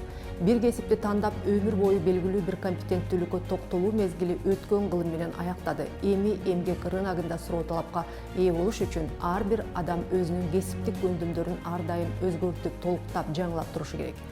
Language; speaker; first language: Kyrgyz; native; Kyrgyz